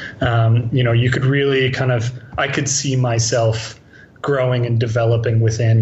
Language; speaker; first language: English; native; English